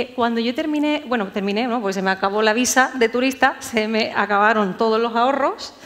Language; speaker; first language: Spanish; native; Spanish